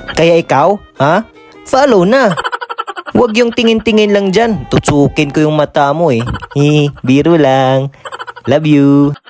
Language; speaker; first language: Filipino; non-native, local second language; Hiligaynon